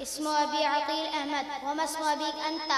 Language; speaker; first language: Arabic; non-native, learner; Urdu